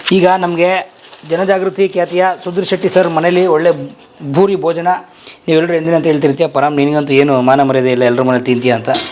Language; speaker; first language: Kannada; native; Kannada